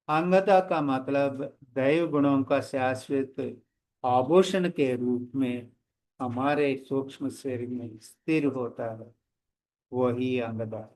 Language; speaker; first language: Hindi; non-native, local second language; Telugu